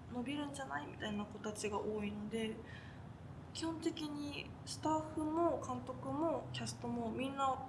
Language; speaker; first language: Japanese; native; Japanese